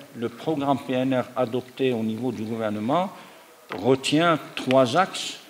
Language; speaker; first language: French; non-native, local second language; Arabic